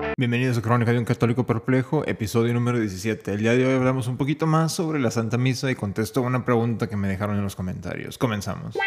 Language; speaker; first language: Spanish; native; Spanish